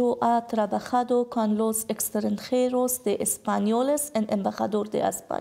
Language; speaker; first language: Spanish; non-native, learner; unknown